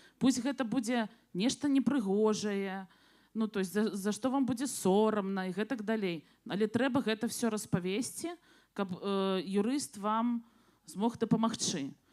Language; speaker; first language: Belarusian; non-native, local second language; Russian